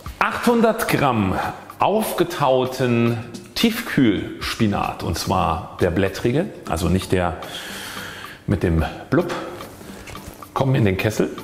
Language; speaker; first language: German; native; German